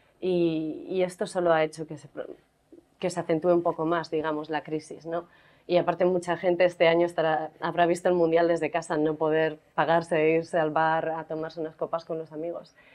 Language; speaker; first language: Spanish; native; Spanish